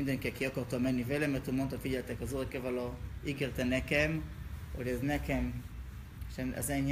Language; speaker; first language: Hungarian; non-native, learner; Hebrew